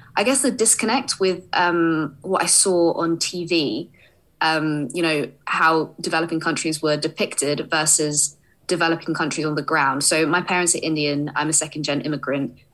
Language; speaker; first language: English; early bilingual, other home language; Hindi